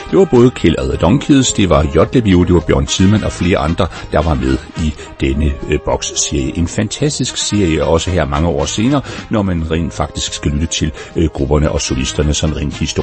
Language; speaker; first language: Danish; native; Danish